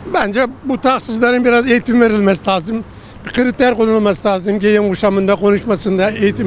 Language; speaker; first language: Turkish; native; Turkish